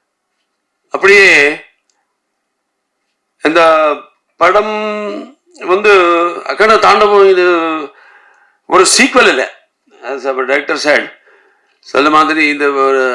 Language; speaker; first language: Tamil; non-native, learner; Telugu